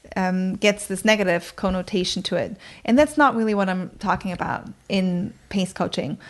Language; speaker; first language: English; non-native, fluent; German